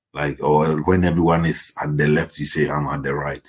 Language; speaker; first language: English; non-native, local second language; Akan